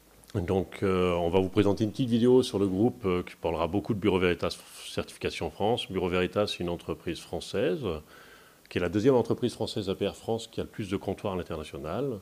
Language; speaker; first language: French; native; French